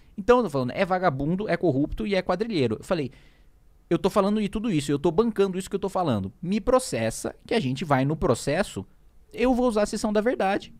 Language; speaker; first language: Portuguese; native; Portuguese